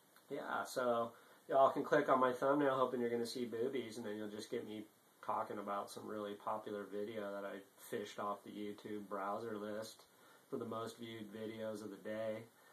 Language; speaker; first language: English; native; English